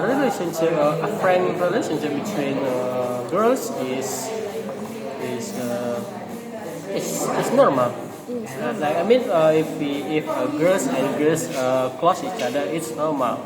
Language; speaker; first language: English; non-native, learner; Indonesian